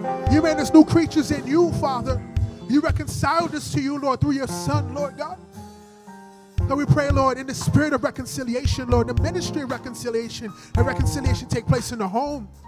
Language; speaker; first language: English; early bilingual, other home language; Haitian Creole